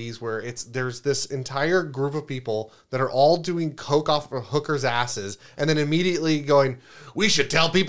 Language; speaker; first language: English; native; English